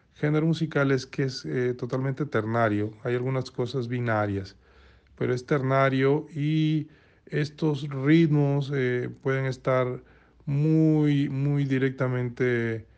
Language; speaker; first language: Spanish; native; Spanish